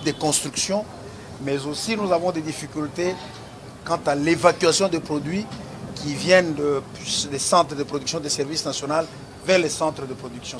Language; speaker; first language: French; non-native, local second language; Lingala